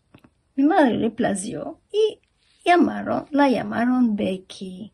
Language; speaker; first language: Spanish; early bilingual, heritage; Ladino